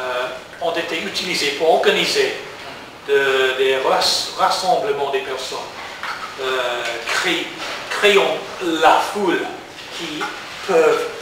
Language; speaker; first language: French; non-native, learner; English